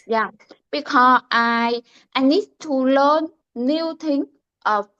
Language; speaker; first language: English; non-native, learner; Vietnamese